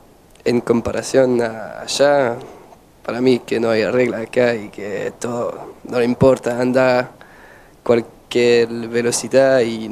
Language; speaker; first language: Spanish; non-native, fluent; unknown